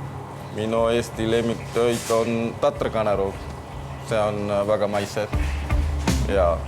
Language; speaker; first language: Estonian; non-native, learner; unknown